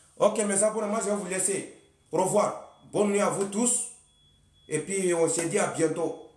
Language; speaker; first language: French; non-native, local second language; Bambara